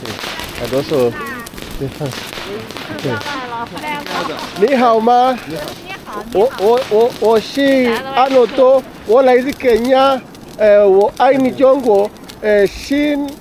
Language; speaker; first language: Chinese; non-native, learner; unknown